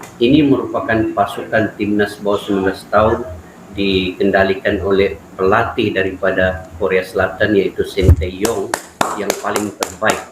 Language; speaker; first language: Malay; native; Malay